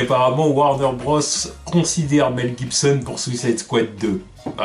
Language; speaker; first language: French; native; French